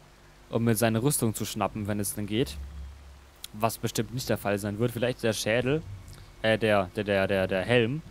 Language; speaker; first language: German; native; German